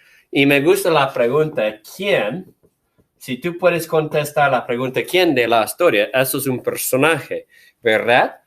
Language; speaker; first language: Spanish; non-native, fluent; English